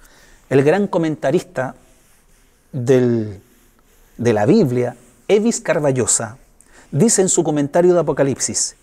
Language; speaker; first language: Spanish; native; Spanish